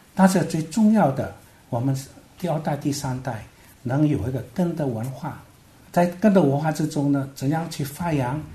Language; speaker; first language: Chinese; non-native, local second language; Hakka Chinese